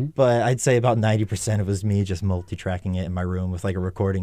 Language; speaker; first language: English; native; English